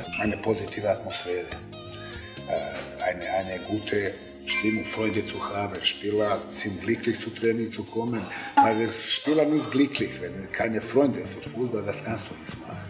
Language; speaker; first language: German; non-native, learner; Serbian